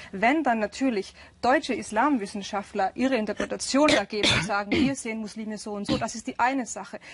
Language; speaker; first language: German; early bilingual, other home language; Urdu